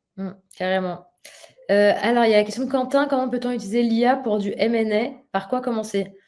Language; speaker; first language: French; native; French